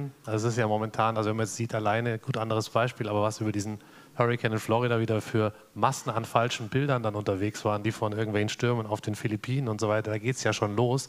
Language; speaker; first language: German; native; German